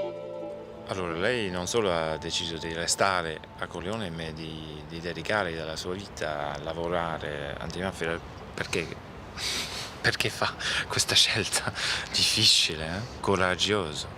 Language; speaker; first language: Italian; non-native, learner; English